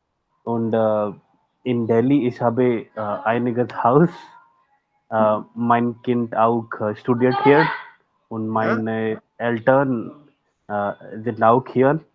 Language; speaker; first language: German; non-native, learner; Hindi